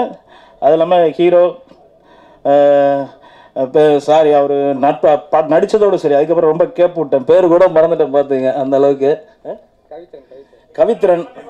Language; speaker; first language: Tamil; native; Tamil